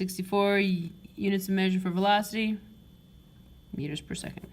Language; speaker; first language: English; native; English